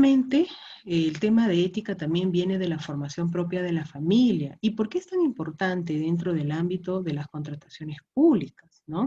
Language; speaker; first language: Spanish; native; Spanish